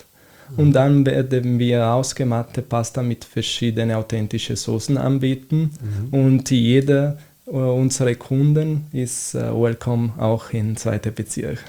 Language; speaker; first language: German; non-native, fluent; Italian